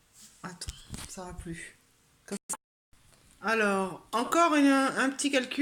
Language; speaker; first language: French; native; French